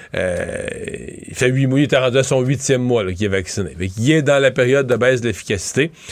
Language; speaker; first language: French; native; French